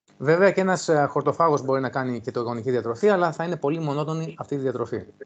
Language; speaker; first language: Greek; native; Greek